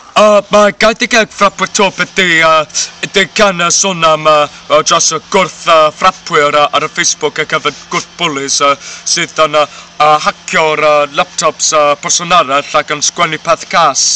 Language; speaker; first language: Welsh; non-native, learner; English